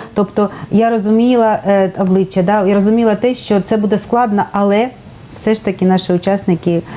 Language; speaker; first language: Ukrainian; native; Ukrainian